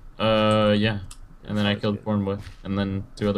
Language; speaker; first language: English; native; English